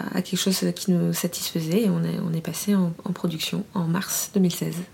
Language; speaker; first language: French; native; French